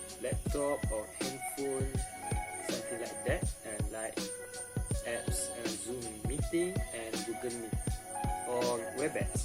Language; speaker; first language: English; non-native, local second language; Malay